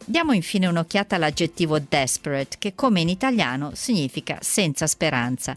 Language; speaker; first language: Italian; native; Italian